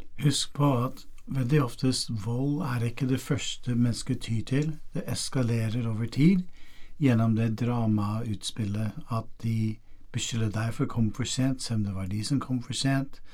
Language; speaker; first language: Norwegian; non-native, fluent; English